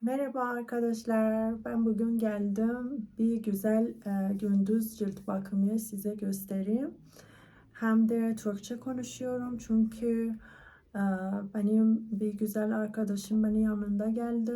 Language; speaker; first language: Turkish; non-native, learner; Persian